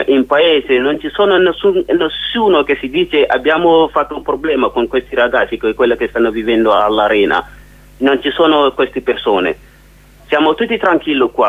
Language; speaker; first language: Italian; non-native, learner; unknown